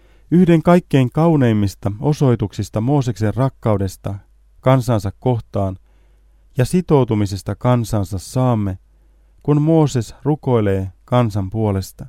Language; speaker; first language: Finnish; native; Finnish